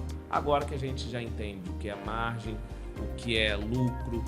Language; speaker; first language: Portuguese; native; Portuguese